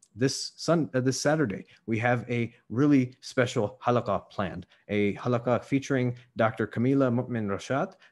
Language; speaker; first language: English; native; English